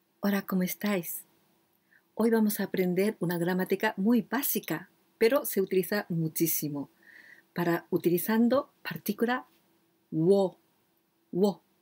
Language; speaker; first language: Spanish; non-native, learner; Japanese